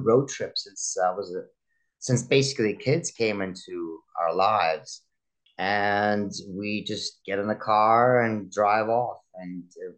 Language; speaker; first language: English; early bilingual, other home language; Russian